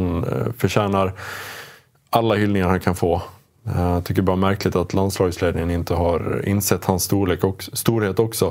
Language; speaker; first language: Swedish; native; Swedish